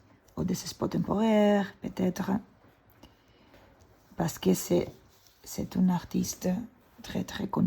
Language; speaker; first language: French; non-native, fluent; Spanish